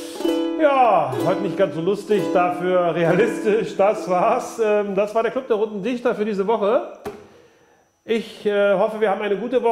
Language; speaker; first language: German; native; German